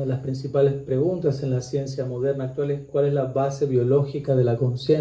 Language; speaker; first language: Spanish; native; Spanish